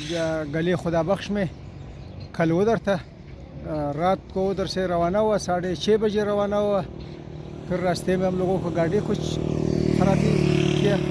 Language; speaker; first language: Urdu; non-native, local second language; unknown